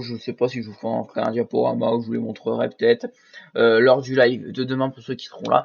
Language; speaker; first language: French; native; French